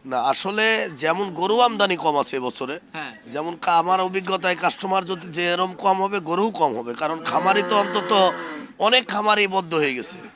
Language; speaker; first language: Bangla; native; Bangla